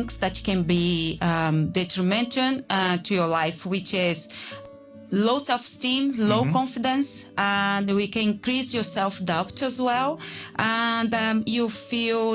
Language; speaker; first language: English; non-native, fluent; Portuguese